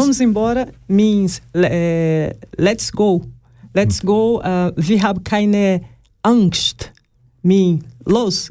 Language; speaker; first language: German; non-native, learner; Portuguese